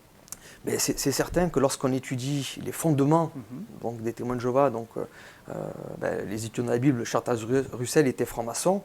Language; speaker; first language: French; native; French